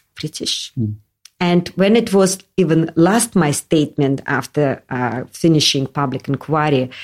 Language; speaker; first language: English; non-native, learner; Russian